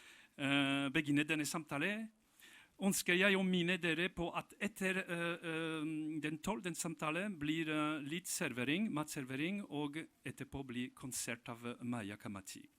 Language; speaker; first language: Norwegian; non-native, fluent; French